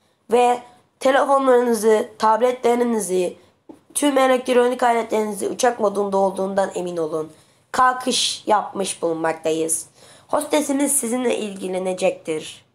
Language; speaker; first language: Turkish; native; Turkish